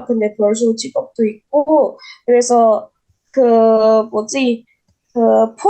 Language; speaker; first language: Korean; non-native, learner; Indonesian